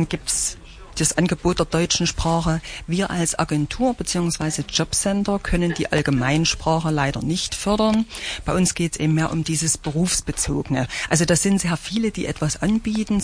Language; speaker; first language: German; native; German